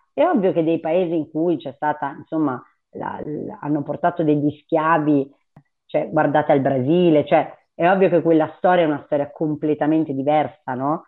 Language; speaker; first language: Italian; early bilingual, other home language; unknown